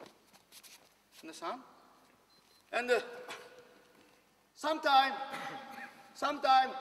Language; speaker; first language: English; non-native, learner; Japanese